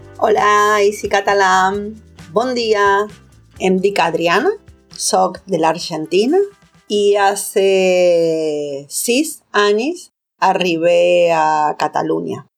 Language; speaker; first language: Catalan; non-native, learner; Spanish